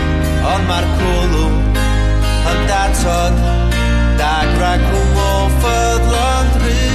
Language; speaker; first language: Welsh; native; Welsh